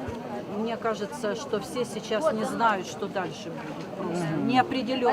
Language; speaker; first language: Russian; native; Russian